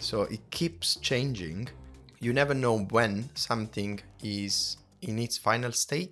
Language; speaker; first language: English; non-native, fluent; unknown